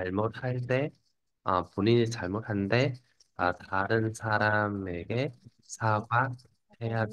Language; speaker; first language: Korean; non-native, fluent; Vietnamese